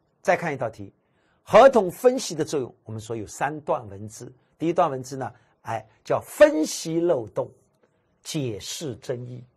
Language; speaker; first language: Chinese; native; Chinese